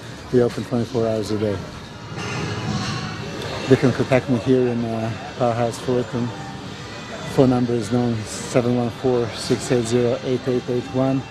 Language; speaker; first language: English; non-native, fluent; Serbian